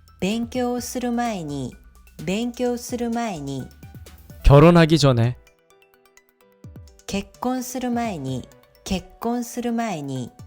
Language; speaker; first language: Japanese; non-native, fluent; Korean